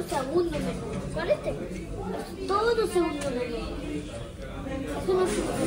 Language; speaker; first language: Spanish; early bilingual, other home language; Bangla